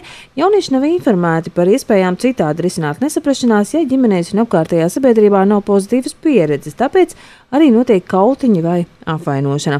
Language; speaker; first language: Latvian; native; Latvian